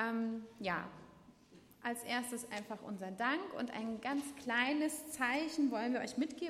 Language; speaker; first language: German; native; German